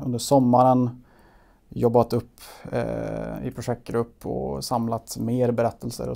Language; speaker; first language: Swedish; native; Swedish